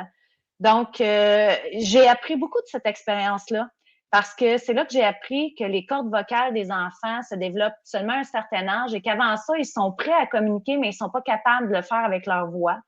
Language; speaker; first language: French; native; French